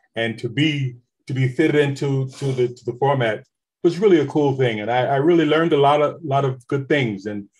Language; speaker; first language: English; native; English